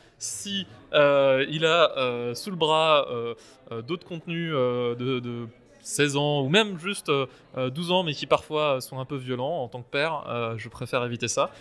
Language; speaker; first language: French; native; French